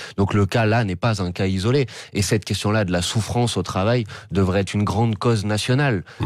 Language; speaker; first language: French; native; French